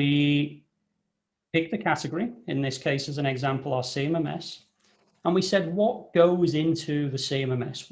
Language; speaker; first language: English; native; English